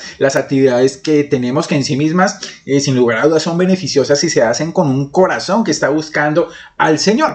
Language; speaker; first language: Spanish; native; Spanish